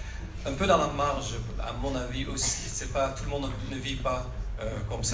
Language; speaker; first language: French; non-native, fluent; Dutch